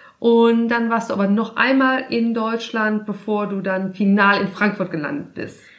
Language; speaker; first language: German; native; German